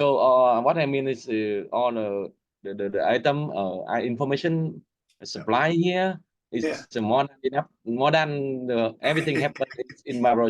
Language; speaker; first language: English; non-native, learner; Vietnamese